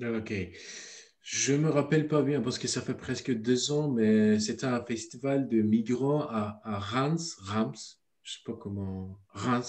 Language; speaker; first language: French; non-native, learner; Turkish